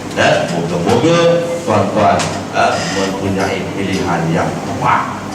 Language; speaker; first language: Malay; native; Malay